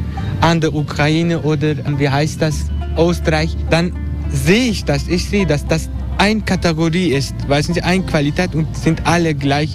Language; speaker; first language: German; non-native, fluent; Turkish